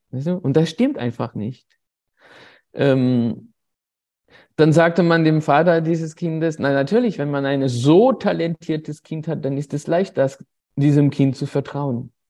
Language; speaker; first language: German; non-native, fluent; French